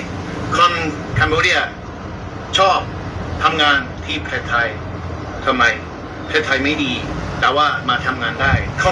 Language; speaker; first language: Thai; non-native, fluent; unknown